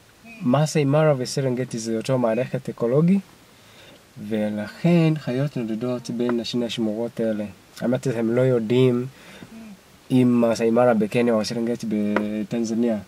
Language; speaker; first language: Hebrew; non-native, fluent; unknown